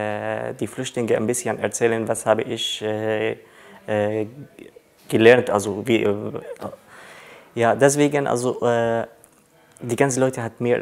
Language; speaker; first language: German; non-native, learner; Arabic